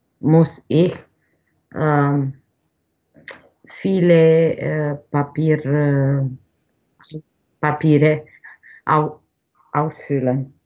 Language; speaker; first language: German; non-native, learner; Romanian